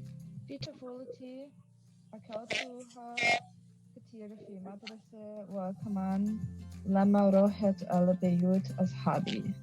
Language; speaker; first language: Arabic; non-native, learner; English